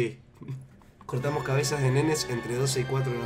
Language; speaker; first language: Spanish; native; Spanish